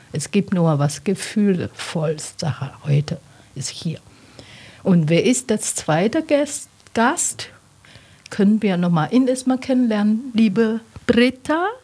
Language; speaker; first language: German; non-native, learner; Chinese